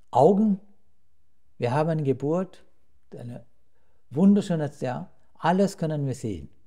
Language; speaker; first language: German; non-native, fluent; Sinhala